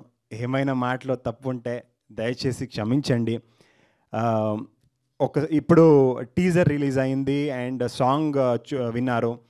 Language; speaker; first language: Telugu; non-native, learner; Kannada